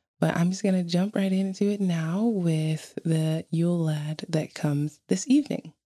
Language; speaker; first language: English; native; English